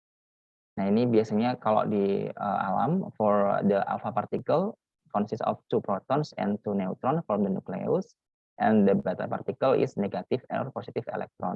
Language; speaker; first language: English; non-native, learner; Indonesian